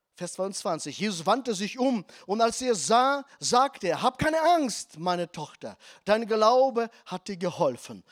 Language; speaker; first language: German; non-native, fluent; Russian